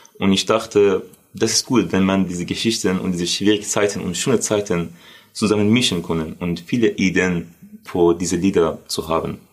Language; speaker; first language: German; non-native, learner; Persian